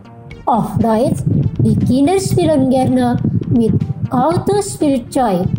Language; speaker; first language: German; non-native, fluent; Indonesian